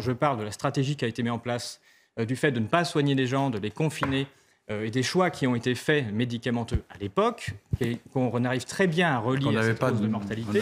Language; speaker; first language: French; native; French